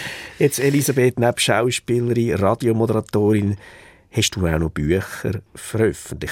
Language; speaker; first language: German; native; German